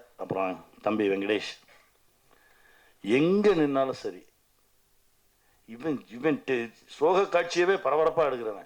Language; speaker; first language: Tamil; native; Tamil